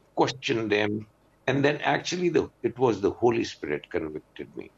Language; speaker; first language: English; non-native, local second language; Urdu